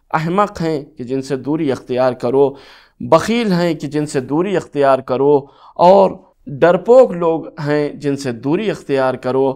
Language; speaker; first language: Urdu; native; Urdu